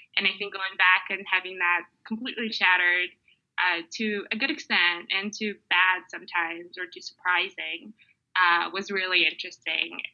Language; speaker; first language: English; early bilingual, other home language; Mongolian